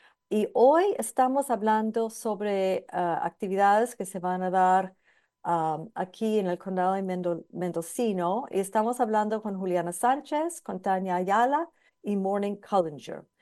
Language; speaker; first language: Spanish; non-native, fluent; English